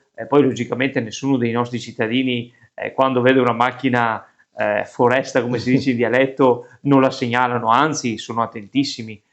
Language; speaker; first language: Italian; native; Italian